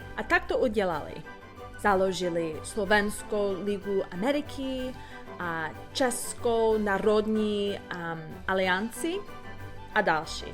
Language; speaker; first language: Czech; non-native, learner; English